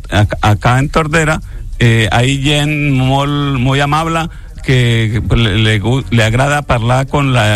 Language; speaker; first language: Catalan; non-native, learner; Spanish